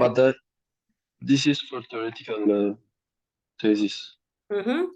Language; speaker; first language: English; non-native, learner; Italian